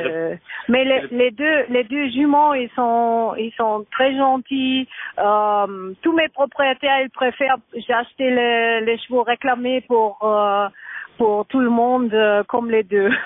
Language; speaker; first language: French; non-native, learner; German